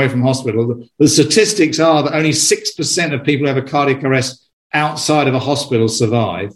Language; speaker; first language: English; native; English